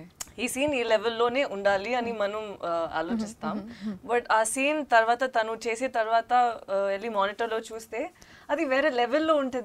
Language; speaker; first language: Telugu; non-native, local second language; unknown